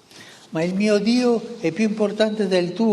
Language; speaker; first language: Italian; non-native, fluent; Spanish